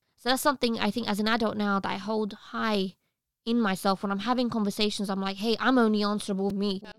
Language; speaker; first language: English; early bilingual, other home language; Arabic